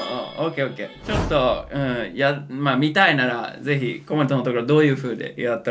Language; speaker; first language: Japanese; non-native, fluent; English